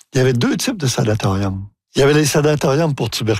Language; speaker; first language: French; native; French